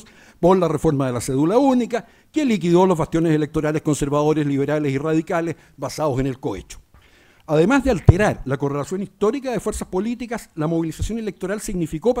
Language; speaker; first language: Spanish; native; Spanish